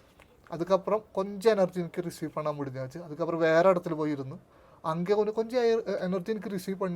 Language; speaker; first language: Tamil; non-native, learner; Malayalam